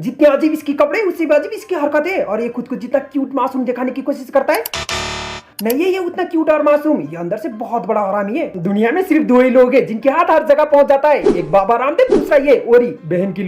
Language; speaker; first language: Hindi; native; Hindi